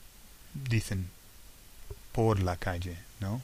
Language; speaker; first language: Spanish; non-native, fluent; English